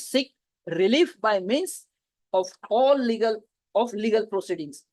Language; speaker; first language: English; non-native, local second language; Gujarati